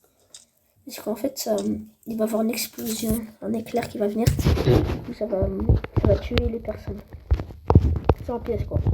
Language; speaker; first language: French; native; French